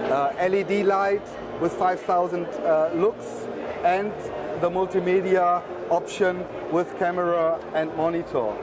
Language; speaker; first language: English; non-native, fluent; German